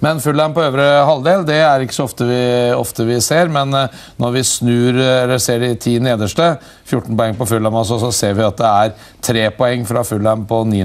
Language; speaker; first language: Norwegian; native; Norwegian